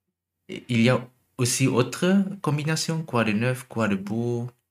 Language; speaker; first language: French; non-native, learner; German